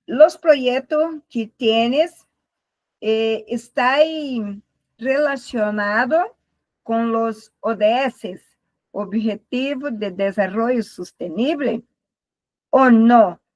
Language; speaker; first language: Spanish; non-native, learner; Portuguese